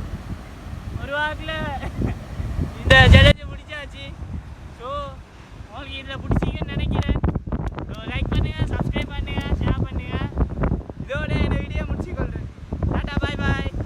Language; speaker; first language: Tamil; native; Tamil